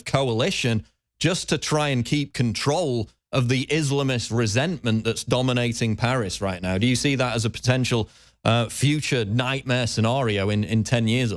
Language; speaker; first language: English; native; English